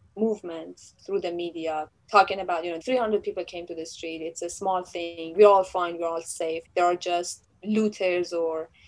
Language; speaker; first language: English; non-native, fluent; Persian